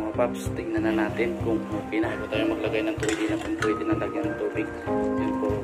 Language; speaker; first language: Filipino; non-native, local second language; Cebuano